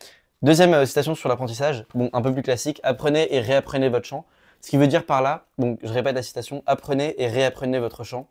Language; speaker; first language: French; native; French